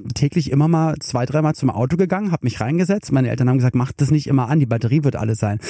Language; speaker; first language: German; native; German